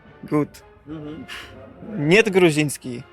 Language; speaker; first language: Russian; non-native, learner; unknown